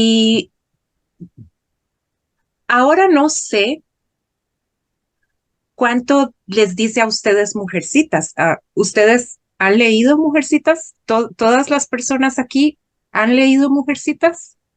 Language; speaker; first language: Spanish; non-native, fluent; Portuguese